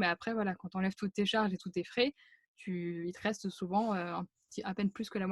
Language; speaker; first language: French; native; French